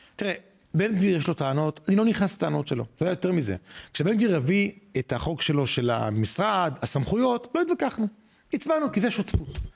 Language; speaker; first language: Hebrew; native; Hebrew